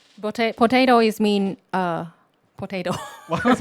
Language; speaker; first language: English; non-native, learner; Thai